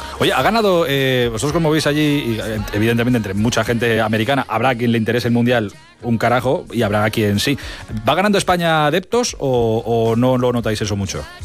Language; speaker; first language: Spanish; native; Spanish